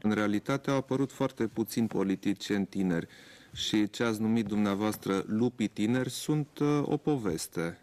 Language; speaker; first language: Romanian; non-native, local second language; German